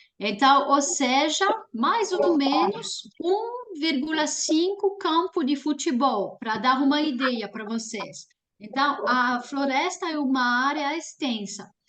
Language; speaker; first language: Portuguese; non-native, fluent; French